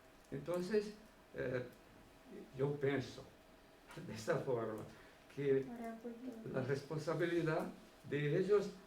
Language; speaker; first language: Spanish; non-native, fluent; Portuguese